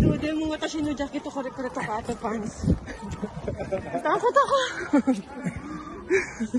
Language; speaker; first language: Japanese; non-native, learner; Filipino